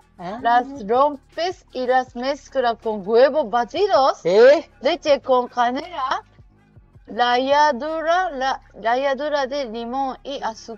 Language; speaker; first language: Spanish; non-native, learner; Japanese